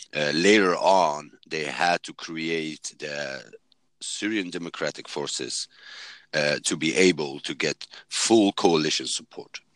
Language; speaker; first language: English; early bilingual, heritage; Swedish